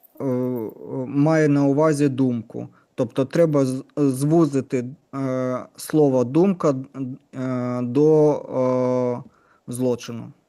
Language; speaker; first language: Ukrainian; non-native, learner; Russian